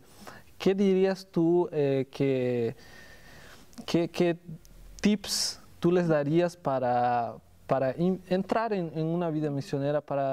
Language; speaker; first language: Spanish; non-native, fluent; Portuguese